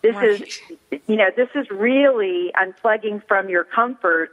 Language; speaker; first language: English; native; English